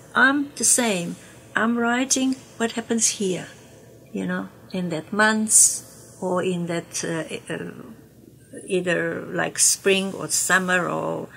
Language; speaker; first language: English; non-native, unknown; Slovenian